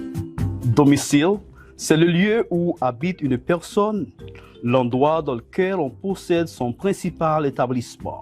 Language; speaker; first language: French; non-native, fluent; Spanish